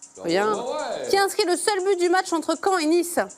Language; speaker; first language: French; native; French